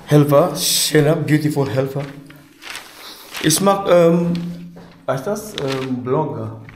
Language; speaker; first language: German; non-native, learner; Filipino